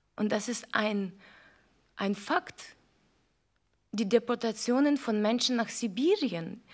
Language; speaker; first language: German; non-native, fluent; Ukrainian